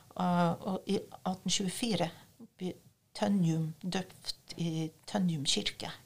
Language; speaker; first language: Norwegian; non-native, fluent; French